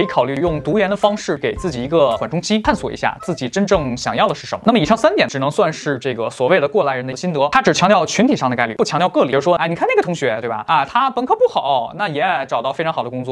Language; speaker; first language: Chinese; native; Chinese